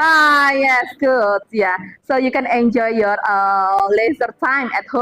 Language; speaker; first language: English; non-native, fluent; Indonesian